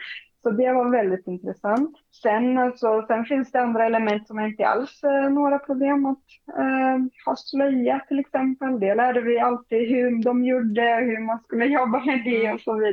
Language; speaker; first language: Swedish; non-native, fluent; Portuguese